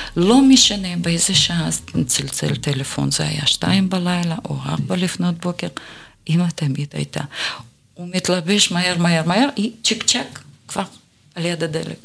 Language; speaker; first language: Hebrew; non-native, fluent; Russian